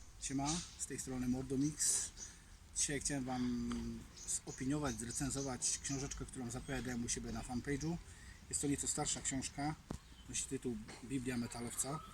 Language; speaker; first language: Polish; native; Polish